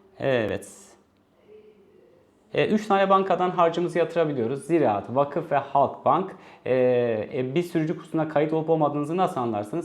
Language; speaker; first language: Turkish; native; Turkish